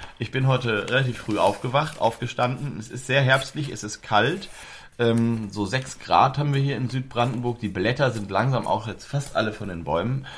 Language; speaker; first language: German; native; German